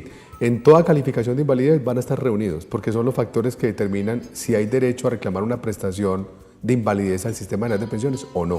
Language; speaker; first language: Spanish; native; Spanish